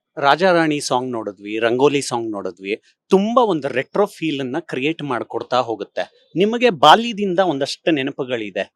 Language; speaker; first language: Kannada; native; Kannada